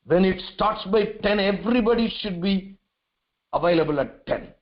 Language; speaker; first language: English; non-native, local second language; Tamil